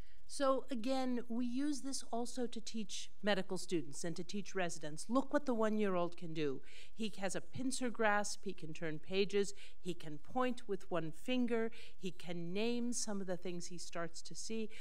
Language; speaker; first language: English; native; English